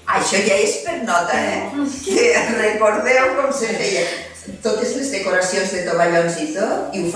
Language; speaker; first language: Catalan; native; Catalan